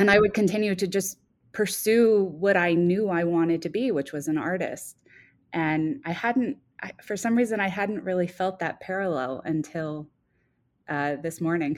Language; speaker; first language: English; native; English